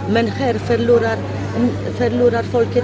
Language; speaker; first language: Swedish; non-native, fluent; Polish